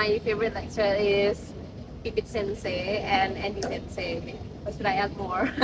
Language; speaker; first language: English; non-native, learner; Indonesian